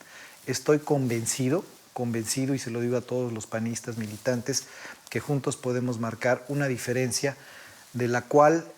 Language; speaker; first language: Spanish; native; Spanish